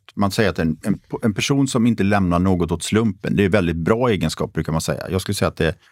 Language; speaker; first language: Swedish; native; Swedish